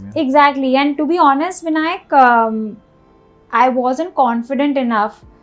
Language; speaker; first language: English; non-native, local second language; Hindi